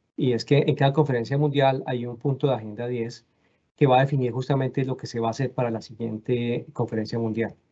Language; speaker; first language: Spanish; native; Spanish